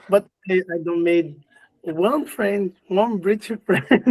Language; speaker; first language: English; non-native, learner; Portuguese